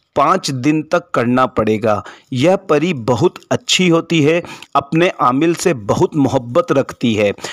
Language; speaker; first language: Hindi; native; Hindi